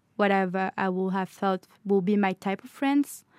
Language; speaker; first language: English; non-native, fluent; French